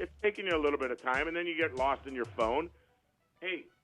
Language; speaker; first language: English; native; English